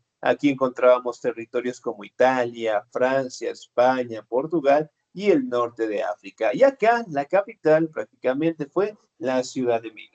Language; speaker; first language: Spanish; native; Spanish